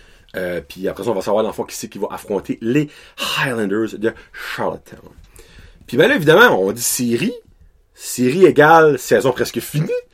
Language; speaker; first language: French; native; French